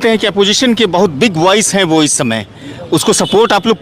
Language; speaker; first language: Hindi; native; Hindi